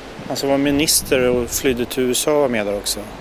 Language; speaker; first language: Swedish; native; Swedish